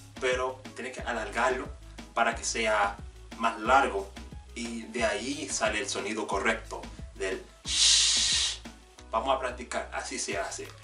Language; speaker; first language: Spanish; non-native, fluent; English